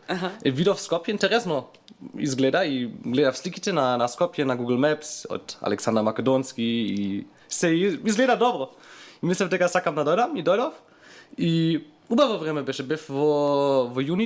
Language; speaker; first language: Macedonian; non-native, learner; German